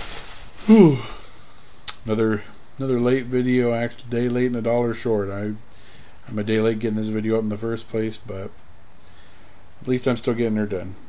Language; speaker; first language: English; native; English